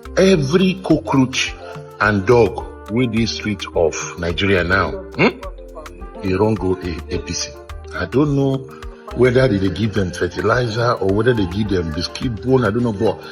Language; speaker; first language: Nigerian Pidgin; non-native, local second language; Igbo